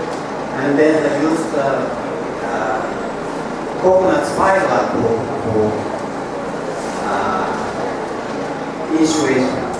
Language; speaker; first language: English; non-native, learner; Japanese